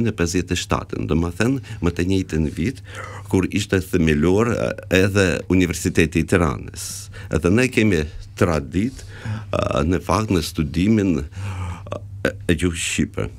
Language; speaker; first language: Albanian; non-native, fluent; Russian